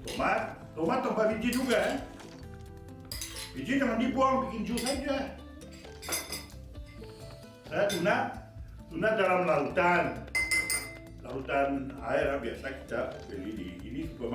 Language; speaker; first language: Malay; non-native, fluent; French